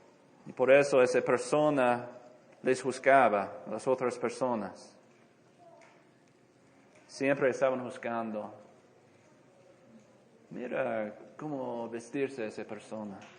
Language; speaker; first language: Spanish; non-native, fluent; English